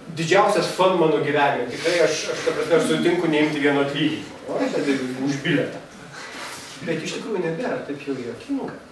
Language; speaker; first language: Lithuanian; native; Lithuanian